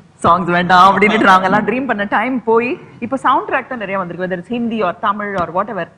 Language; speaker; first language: Tamil; native; Tamil